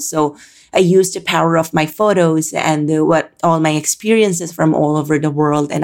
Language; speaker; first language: English; non-native, local second language; Filipino